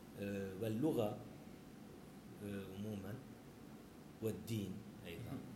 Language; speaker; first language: Arabic; non-native, learner; Turkish